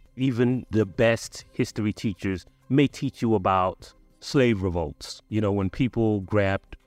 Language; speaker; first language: English; native; English